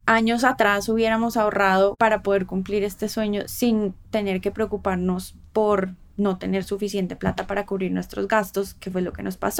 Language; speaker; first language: Spanish; native; Spanish